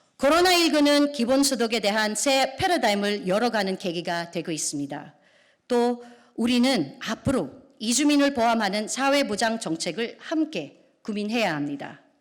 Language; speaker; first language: Korean; non-native, fluent; Filipino